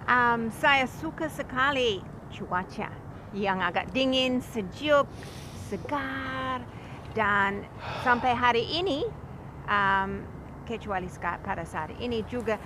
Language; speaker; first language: Indonesian; non-native, fluent; English